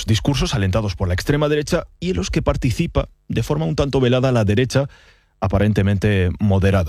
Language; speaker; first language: Spanish; native; Spanish